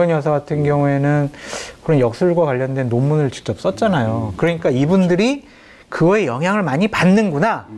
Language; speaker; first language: Korean; native; Korean